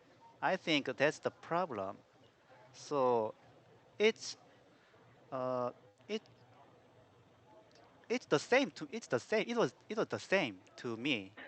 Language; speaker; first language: English; non-native, learner; Korean